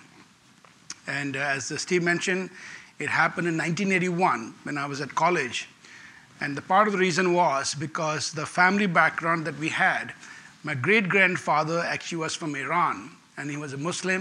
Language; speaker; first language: English; non-native, local second language; Punjabi